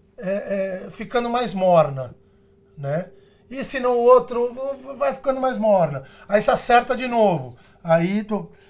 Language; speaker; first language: Portuguese; early bilingual, other home language; Spanish